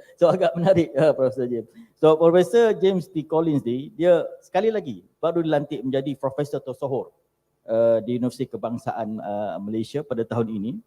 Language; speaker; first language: Malay; native; Malay